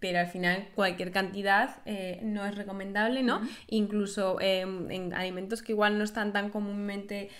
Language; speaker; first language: Spanish; native; Spanish